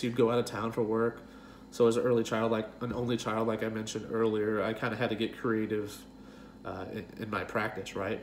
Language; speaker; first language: English; native; English